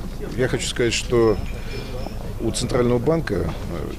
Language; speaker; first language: Russian; native; Russian